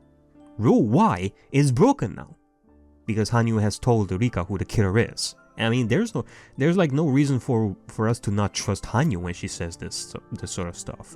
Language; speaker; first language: English; native; English